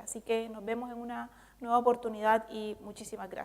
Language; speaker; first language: Spanish; native; Spanish